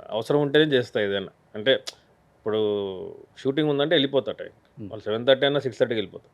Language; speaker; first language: Telugu; native; Telugu